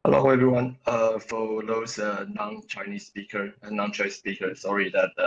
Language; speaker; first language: English; non-native, fluent; Chinese